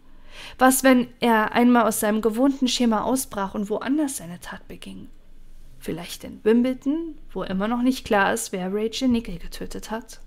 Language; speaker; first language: German; native; German